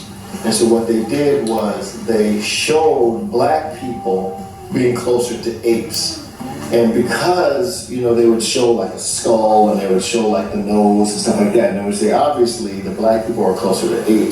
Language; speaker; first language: English; native; English